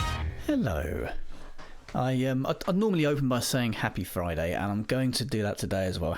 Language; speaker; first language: English; native; English